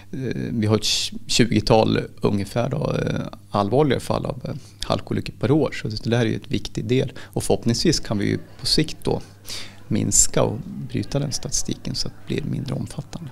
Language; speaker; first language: Swedish; native; Swedish